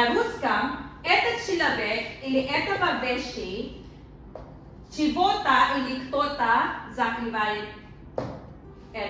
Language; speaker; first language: Russian; non-native, learner; Filipino